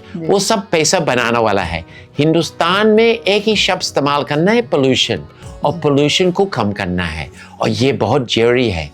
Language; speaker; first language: Hindi; non-native, fluent; English